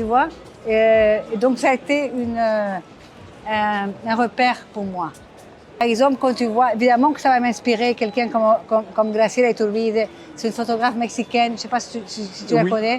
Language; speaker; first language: French; non-native, fluent; Portuguese